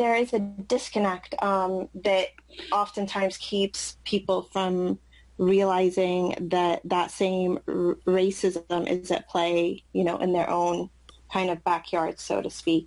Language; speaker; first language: English; early bilingual, other home language; Arabic